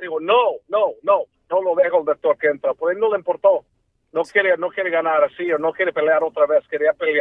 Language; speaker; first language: Spanish; early bilingual, heritage; Spanish